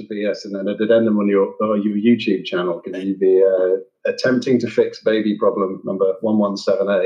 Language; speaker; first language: English; native; English